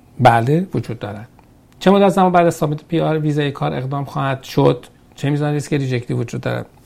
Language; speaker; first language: Persian; native; Persian